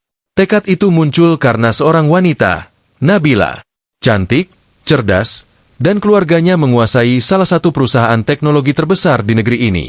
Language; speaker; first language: Indonesian; native; Indonesian